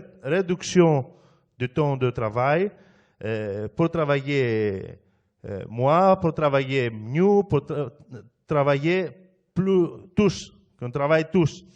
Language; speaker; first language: French; non-native, fluent; Greek